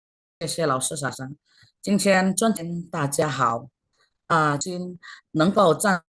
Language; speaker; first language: Chinese; non-native, fluent; Indonesian